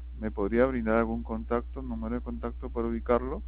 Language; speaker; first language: Spanish; native; Spanish